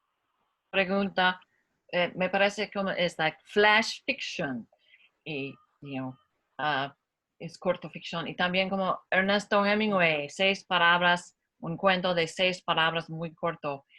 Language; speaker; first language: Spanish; non-native, learner; English